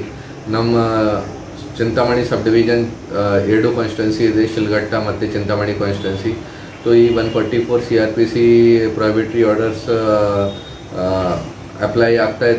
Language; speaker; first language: Kannada; non-native, fluent; Hindi